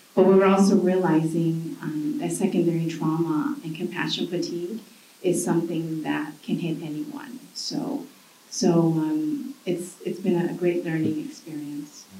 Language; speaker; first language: English; early bilingual, other home language; Spanish